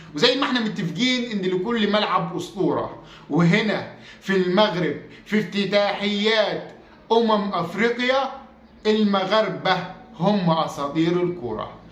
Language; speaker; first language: Arabic; native; Arabic